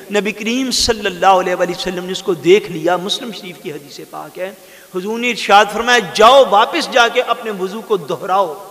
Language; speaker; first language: Urdu; non-native, local second language; Punjabi